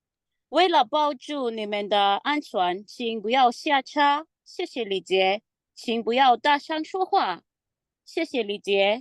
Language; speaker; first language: Chinese; non-native, learner; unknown